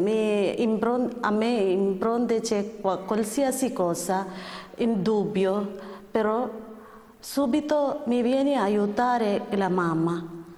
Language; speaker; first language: Italian; non-native, learner; Malayalam